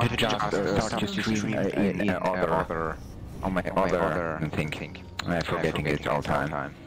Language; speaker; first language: English; non-native, learner; German